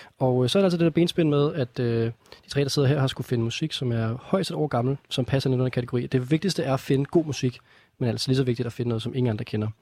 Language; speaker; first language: Danish; native; Danish